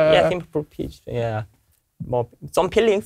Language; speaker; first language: English; non-native, learner; Korean